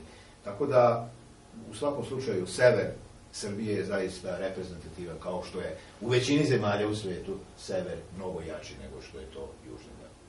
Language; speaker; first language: Serbian; native; Serbian